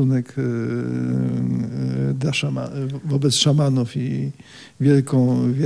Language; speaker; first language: Polish; native; Polish